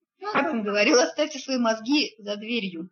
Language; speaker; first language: Russian; native; Russian